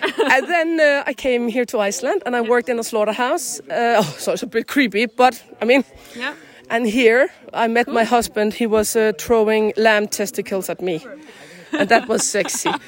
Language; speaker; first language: English; non-native, fluent; Danish